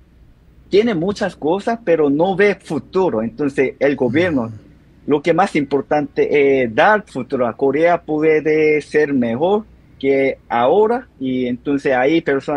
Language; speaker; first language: Spanish; non-native, learner; Korean